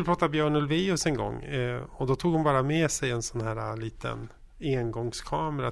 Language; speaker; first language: Swedish; native; Swedish